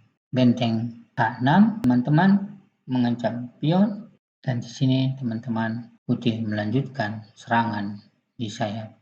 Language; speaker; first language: Indonesian; native; Indonesian